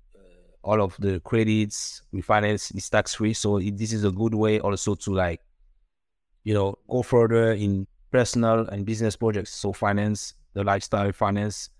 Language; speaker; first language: English; non-native, local second language; French